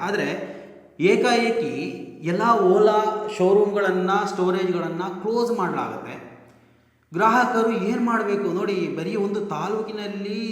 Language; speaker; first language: Kannada; native; Kannada